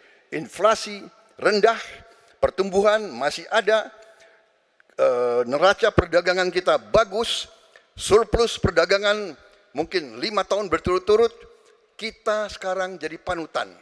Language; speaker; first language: Indonesian; native; Indonesian